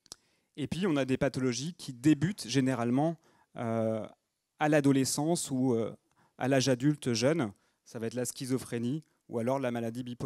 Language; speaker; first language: French; native; French